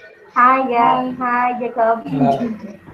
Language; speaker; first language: English; non-native, learner; Indonesian